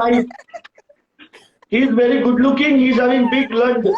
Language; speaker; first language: English; non-native, local second language; Hindi